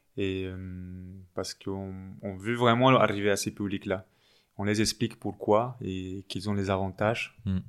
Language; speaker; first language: French; non-native, fluent; Spanish